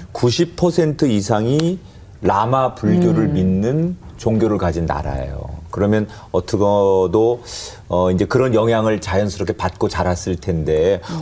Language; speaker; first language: Korean; native; Korean